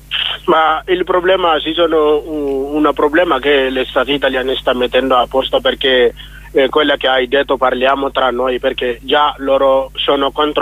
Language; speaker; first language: Italian; non-native, learner; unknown